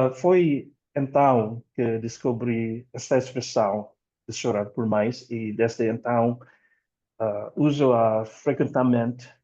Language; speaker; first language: Portuguese; non-native, fluent; Indonesian